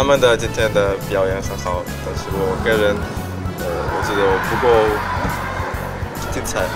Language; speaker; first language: Chinese; non-native, learner; Russian